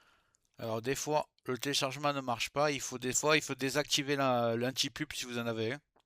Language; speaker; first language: French; native; French